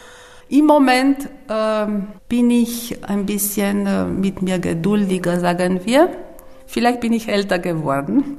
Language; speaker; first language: German; non-native, fluent; Romanian